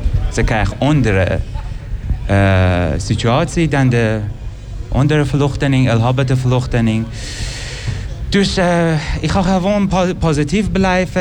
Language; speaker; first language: Dutch; non-native, learner; Persian